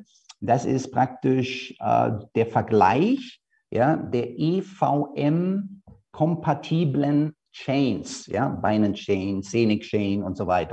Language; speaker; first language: German; native; German